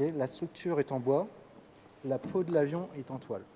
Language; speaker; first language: French; native; French